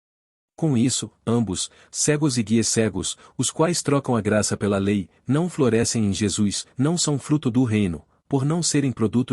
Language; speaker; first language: Portuguese; native; Portuguese